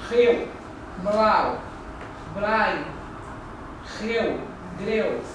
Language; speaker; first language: Dutch; non-native, learner; Portuguese